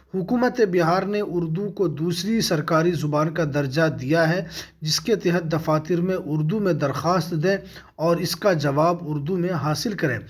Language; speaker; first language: Urdu; native; Urdu